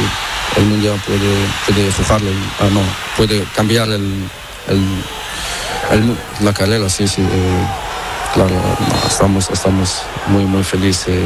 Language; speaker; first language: Spanish; non-native, learner; Portuguese